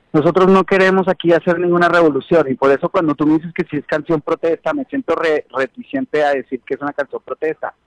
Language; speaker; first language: Spanish; native; Spanish